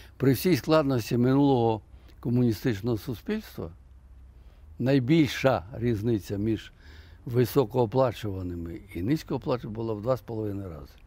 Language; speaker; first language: Ukrainian; native; Ukrainian